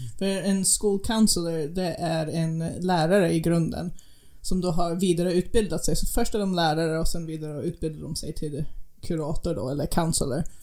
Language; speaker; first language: Swedish; non-native, fluent; English